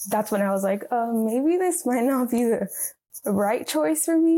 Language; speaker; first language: English; native; English